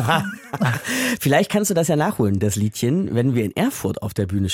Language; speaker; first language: German; native; German